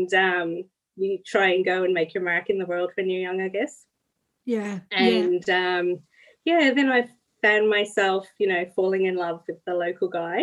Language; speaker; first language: English; native; English